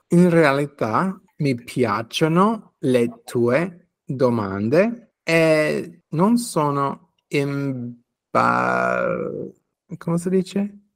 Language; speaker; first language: Italian; non-native, learner; English